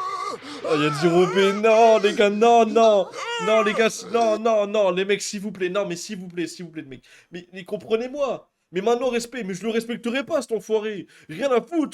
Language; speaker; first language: French; native; French